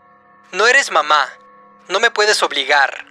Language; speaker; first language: Spanish; native; Spanish